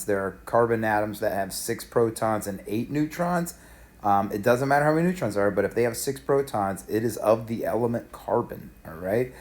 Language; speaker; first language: English; native; English